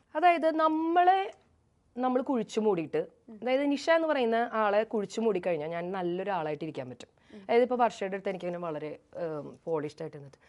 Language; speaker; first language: Malayalam; native; Malayalam